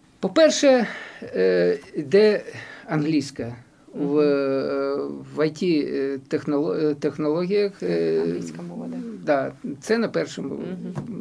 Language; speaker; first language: Ukrainian; non-native, local second language; Russian